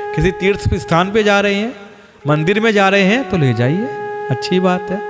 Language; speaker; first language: Hindi; native; Hindi